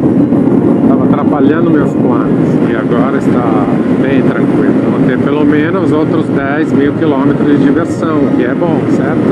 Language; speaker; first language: Portuguese; non-native, fluent; Italian